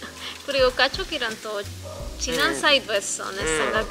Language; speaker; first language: Korean; non-native, learner; Spanish